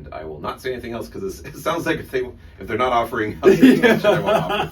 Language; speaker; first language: English; native; English